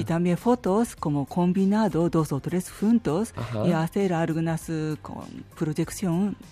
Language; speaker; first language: Spanish; non-native, learner; Japanese